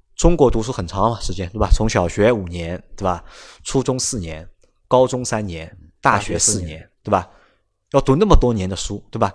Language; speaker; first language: Chinese; non-native, local second language; Wu Chinese